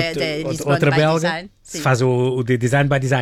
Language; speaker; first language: Portuguese; native; Portuguese